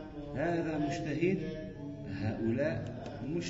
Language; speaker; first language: Arabic; non-native, learner; French